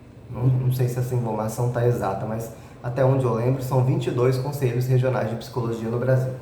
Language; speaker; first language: Portuguese; native; Portuguese